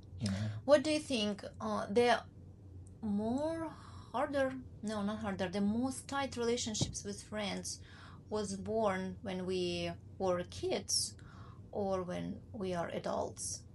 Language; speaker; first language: English; non-native, learner; Ukrainian